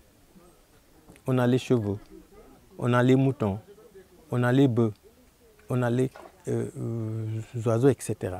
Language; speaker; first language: French; non-native, local second language; Wolof